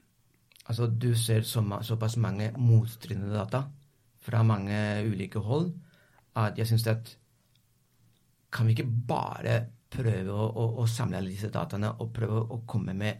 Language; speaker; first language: Norwegian; non-native, fluent; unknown